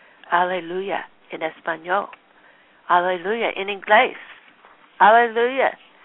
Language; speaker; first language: Spanish; non-native, learner; English